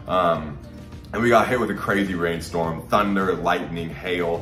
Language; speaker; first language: English; native; English